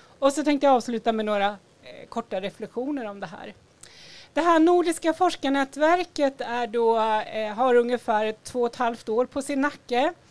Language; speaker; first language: Swedish; native; Swedish